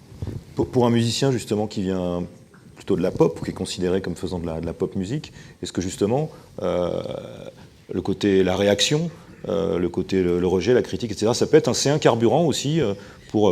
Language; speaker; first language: French; native; French